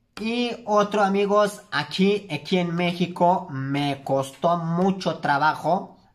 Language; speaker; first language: Spanish; non-native, learner; Turkish